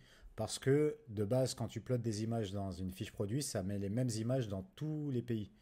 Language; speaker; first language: French; native; French